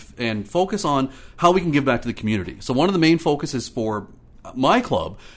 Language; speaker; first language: English; native; English